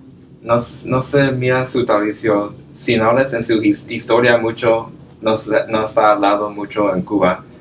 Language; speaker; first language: Spanish; non-native, learner; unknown